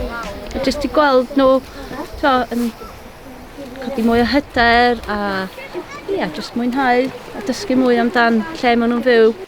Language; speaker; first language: Welsh; native; Welsh